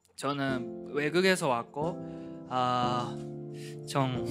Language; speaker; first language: Korean; non-native, fluent; Japanese